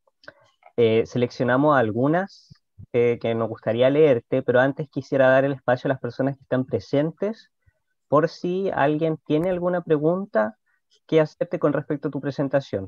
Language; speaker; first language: Spanish; native; Spanish